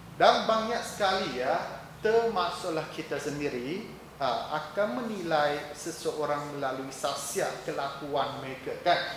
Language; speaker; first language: Malay; non-native, local second language; Chinese